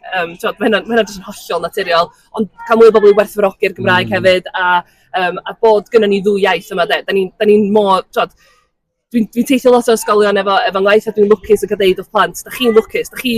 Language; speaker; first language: Welsh; native; Welsh